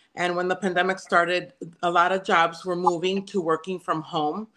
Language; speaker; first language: English; early bilingual, other home language; Spanish